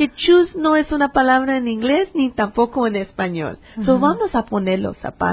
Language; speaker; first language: Spanish; early bilingual, heritage; English